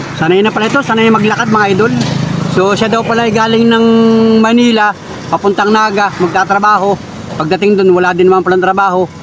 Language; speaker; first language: Filipino; native; Filipino